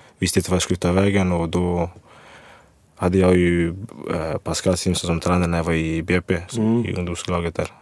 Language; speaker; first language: Swedish; early bilingual, other home language; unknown